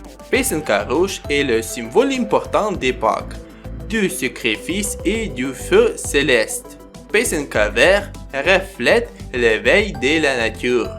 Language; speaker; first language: French; non-native, learner; Ukrainian